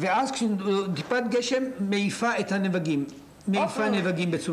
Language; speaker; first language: Hebrew; native; Hebrew